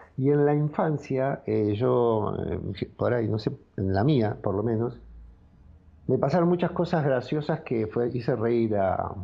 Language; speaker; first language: Spanish; native; Spanish